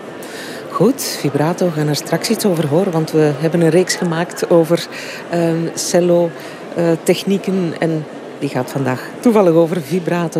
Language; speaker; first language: Dutch; native; Dutch